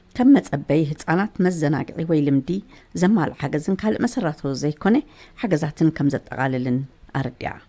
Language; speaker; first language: Tigrinya; native; Tigrinya